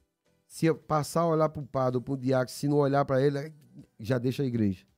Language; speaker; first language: Portuguese; native; Portuguese